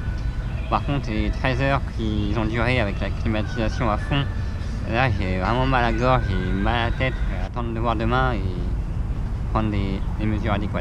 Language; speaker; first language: French; native; French